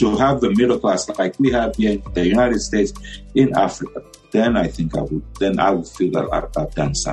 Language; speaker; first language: English; non-native, local second language; Bemba